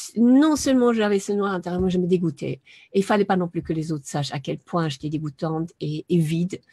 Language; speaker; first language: French; non-native, fluent; German